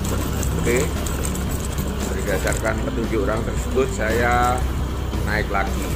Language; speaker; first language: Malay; non-native, local second language; Javanese